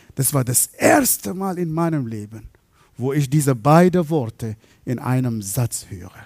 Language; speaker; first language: German; non-native, fluent; Arabic